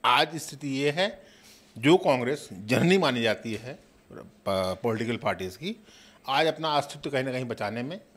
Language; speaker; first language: Hindi; native; Hindi